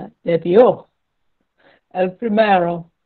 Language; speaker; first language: Spanish; non-native, learner; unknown